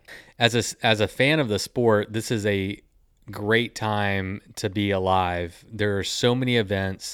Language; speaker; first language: English; native; English